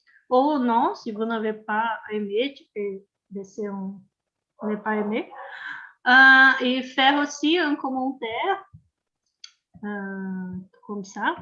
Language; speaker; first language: French; non-native, learner; Portuguese